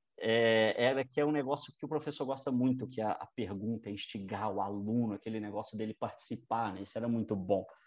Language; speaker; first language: Portuguese; native; Portuguese